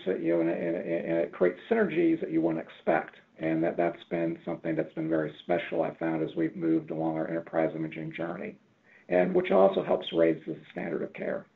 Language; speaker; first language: English; native; English